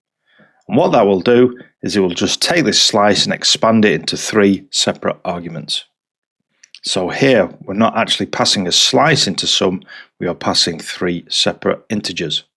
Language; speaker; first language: English; native; English